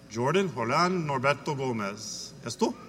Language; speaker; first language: Spanish; non-native, learner; English